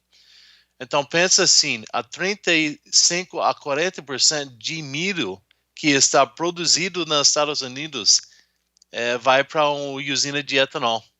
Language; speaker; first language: Portuguese; non-native, fluent; English